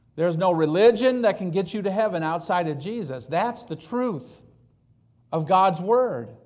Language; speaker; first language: English; early bilingual, other home language; Polish